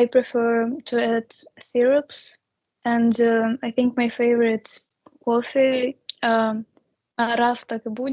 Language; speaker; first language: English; non-native, learner; Russian